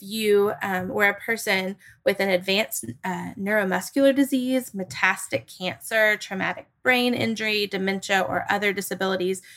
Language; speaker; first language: English; native; English